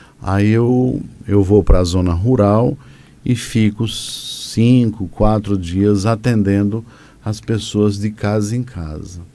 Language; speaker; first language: Portuguese; native; Portuguese